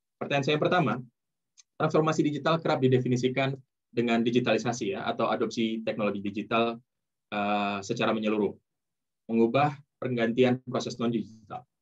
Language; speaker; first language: Indonesian; native; Indonesian